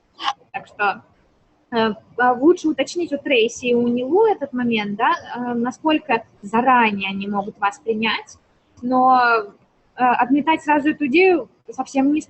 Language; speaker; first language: Russian; native; Russian